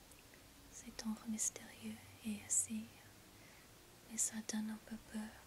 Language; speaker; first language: French; non-native, learner; English